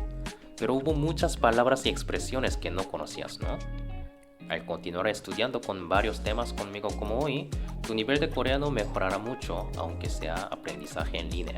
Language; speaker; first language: Spanish; non-native, fluent; Korean